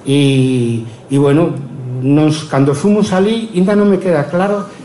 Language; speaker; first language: Spanish; non-native, local second language; Galician